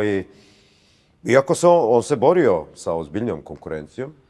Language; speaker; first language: Croatian; native; Croatian